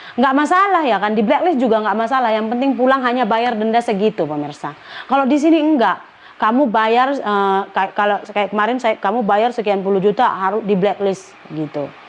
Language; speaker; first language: Indonesian; native; Indonesian